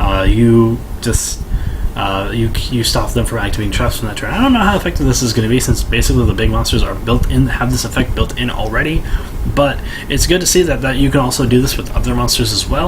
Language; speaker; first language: English; native; English